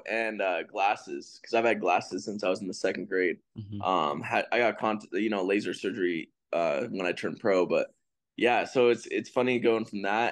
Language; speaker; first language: English; native; English